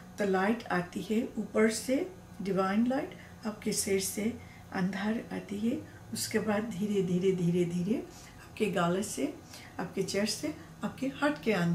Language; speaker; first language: Hindi; non-native, learner; Bangla